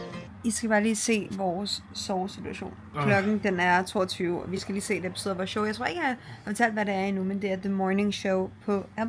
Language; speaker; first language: Danish; native; Danish